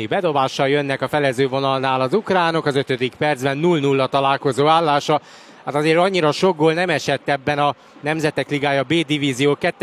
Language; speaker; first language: Hungarian; native; Hungarian